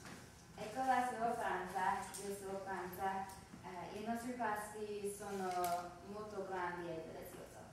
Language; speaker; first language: Italian; non-native, learner; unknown